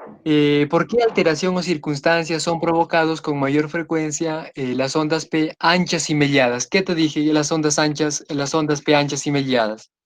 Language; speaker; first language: Spanish; native; Spanish